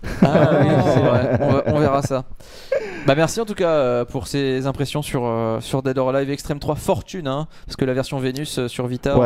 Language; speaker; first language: French; native; French